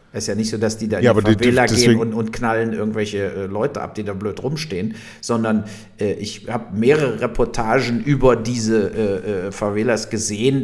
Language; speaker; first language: German; native; German